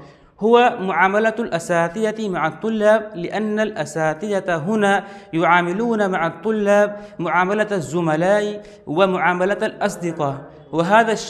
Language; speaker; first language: Arabic; non-native, fluent; Urdu